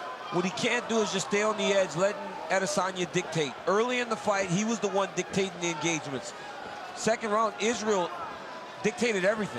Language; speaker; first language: English; native; English